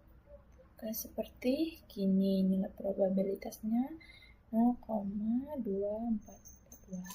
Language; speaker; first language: Indonesian; native; Indonesian